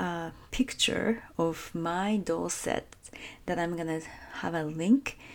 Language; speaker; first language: English; non-native, fluent; Japanese